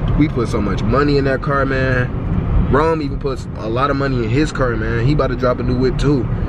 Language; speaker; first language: English; native; English